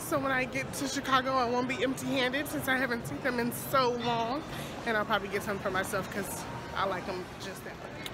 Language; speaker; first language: English; native; English